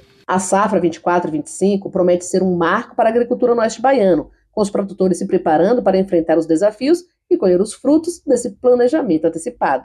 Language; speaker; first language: Portuguese; native; Portuguese